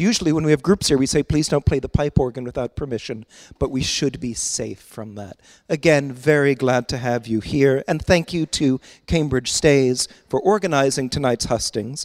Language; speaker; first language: English; native; English